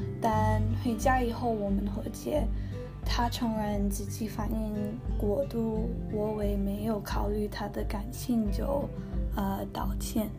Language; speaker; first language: Chinese; non-native, learner; English